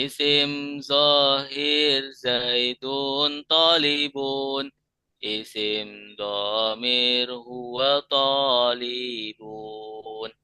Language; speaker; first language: Arabic; non-native, fluent; Indonesian